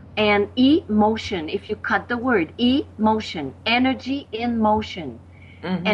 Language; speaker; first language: English; non-native, fluent; French